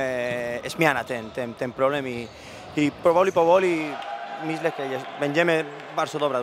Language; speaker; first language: Polish; non-native, learner; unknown